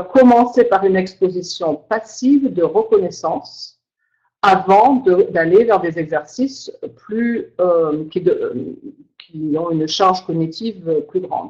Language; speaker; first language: French; native; French